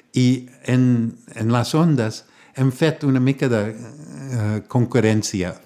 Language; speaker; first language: Catalan; non-native, learner; English